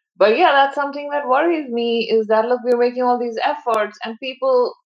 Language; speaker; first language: English; non-native, local second language; Hindi